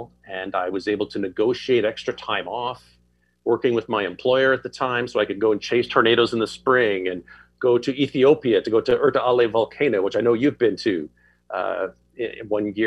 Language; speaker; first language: English; native; English